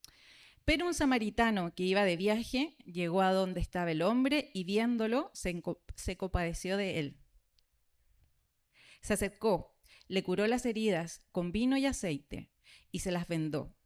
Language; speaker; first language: Spanish; native; Spanish